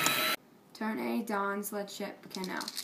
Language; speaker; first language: French; non-native, learner; English